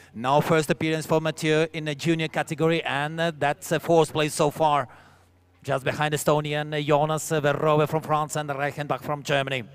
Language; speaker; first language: English; non-native, fluent; Latvian